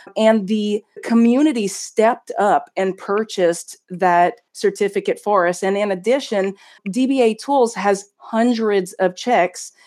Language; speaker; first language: English; native; English